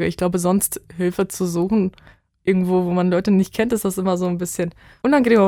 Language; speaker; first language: German; non-native, fluent; Bosnian